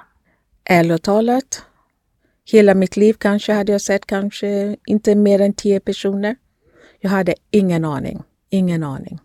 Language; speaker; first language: Swedish; non-native, fluent; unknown